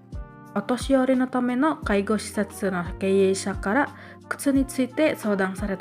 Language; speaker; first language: Japanese; non-native, learner; Indonesian